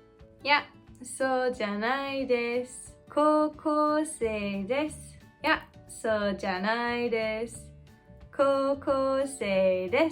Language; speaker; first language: Japanese; non-native, fluent; English